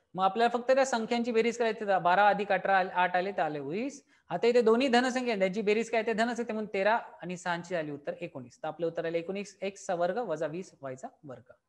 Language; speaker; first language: Marathi; native; Marathi